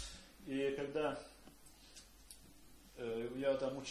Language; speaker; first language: Polish; non-native, learner; Russian